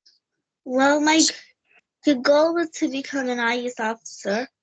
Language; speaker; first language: English; non-native, learner; Hindi